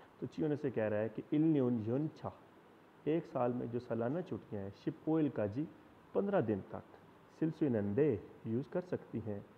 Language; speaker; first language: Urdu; non-native, local second language; Punjabi